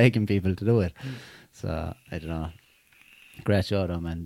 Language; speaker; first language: English; native; English